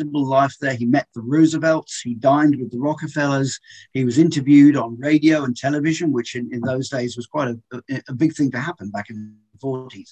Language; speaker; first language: English; native; English